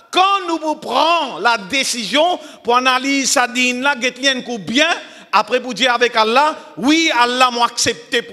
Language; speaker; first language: French; non-native, local second language; Morisyen